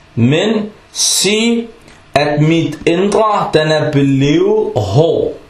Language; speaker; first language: Danish; non-native, fluent; Arabic